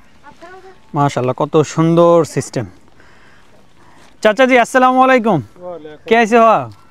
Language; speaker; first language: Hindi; non-native, learner; Bangla